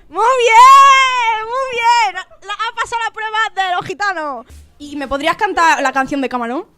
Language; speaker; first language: Spanish; native; Spanish